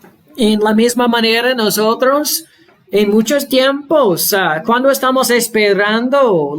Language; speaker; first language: Spanish; non-native, fluent; English